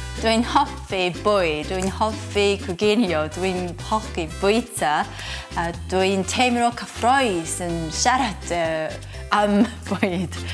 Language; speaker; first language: Welsh; non-native, learner; Japanese